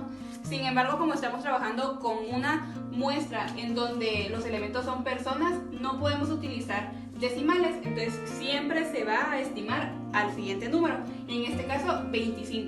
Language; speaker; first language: Spanish; native; Spanish